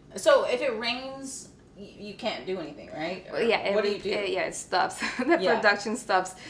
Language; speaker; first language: English; early bilingual, other home language; Spanish